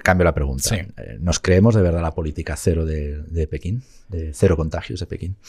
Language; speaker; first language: Spanish; native; Spanish